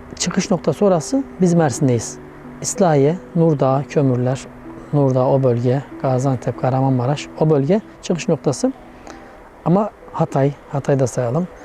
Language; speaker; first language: Turkish; native; Turkish